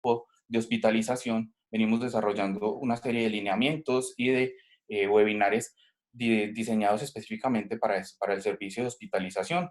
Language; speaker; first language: Spanish; native; Spanish